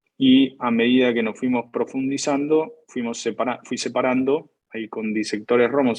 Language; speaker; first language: Spanish; native; Spanish